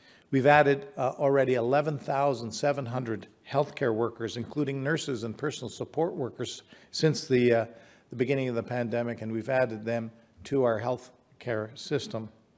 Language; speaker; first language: English; native; English